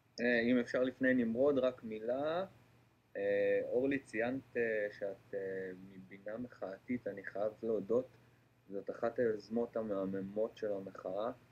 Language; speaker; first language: Hebrew; native; Hebrew